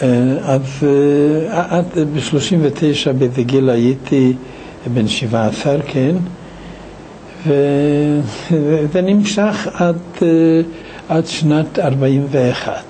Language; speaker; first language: Hebrew; non-native, fluent; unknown